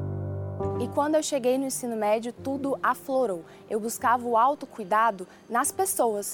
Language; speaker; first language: Portuguese; early bilingual, other home language; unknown